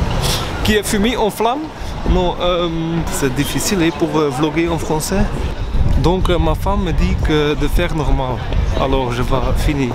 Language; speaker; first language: French; non-native, learner; Dutch